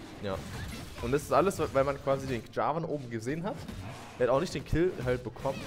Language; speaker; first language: German; native; German